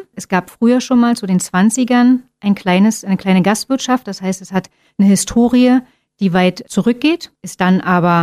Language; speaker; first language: German; native; German